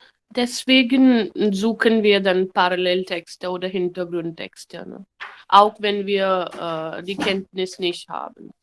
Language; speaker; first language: German; non-native, learner; Hindi